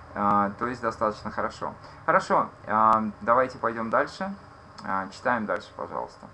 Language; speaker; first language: Russian; native; Russian